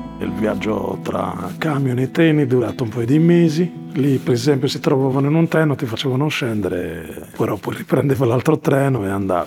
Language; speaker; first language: Italian; non-native, fluent; Arabic